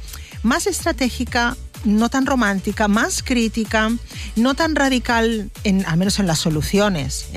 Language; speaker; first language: Spanish; native; Spanish